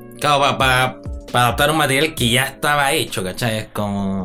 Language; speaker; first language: Spanish; native; Spanish